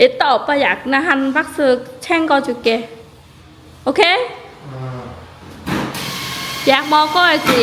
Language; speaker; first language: Korean; non-native, learner; Vietnamese